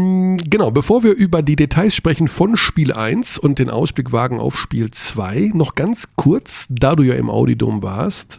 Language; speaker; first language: German; native; German